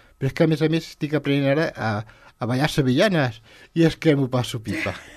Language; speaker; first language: Catalan; non-native, local second language; Spanish